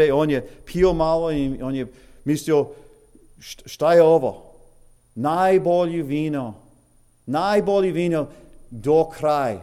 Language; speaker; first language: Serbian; early bilingual, heritage; English